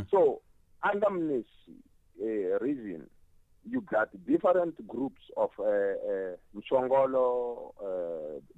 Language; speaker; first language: English; non-native, local second language; Tsonga